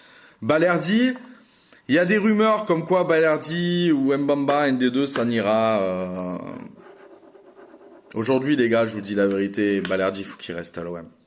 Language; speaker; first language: French; native; French